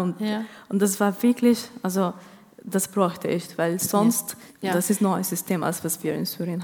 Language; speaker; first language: German; non-native, fluent; Arabic